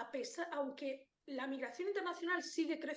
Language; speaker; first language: Spanish; native; Spanish